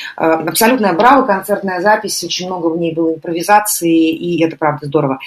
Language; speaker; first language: Russian; native; Russian